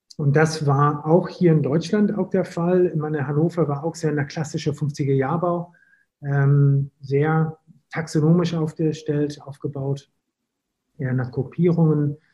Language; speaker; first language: German; non-native, fluent; English